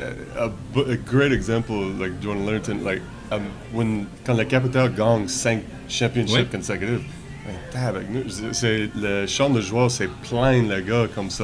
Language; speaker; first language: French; non-native, learner; English